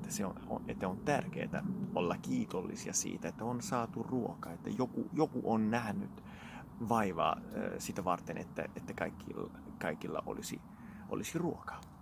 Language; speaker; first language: Finnish; non-native, fluent; Italian